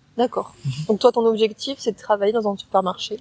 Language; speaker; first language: French; native; French